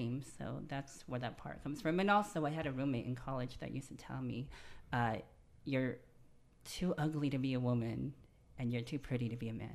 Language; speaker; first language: English; native; English